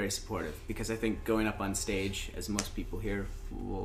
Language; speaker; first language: English; native; English